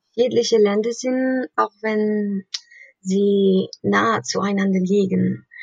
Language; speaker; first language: German; non-native, fluent; Spanish